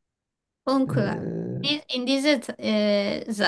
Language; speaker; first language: German; non-native, learner; Turkish